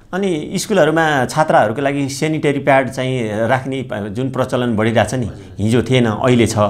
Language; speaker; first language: Nepali; native; Nepali